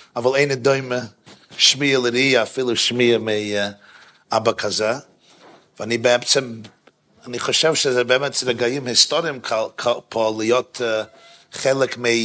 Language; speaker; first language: Hebrew; non-native, fluent; English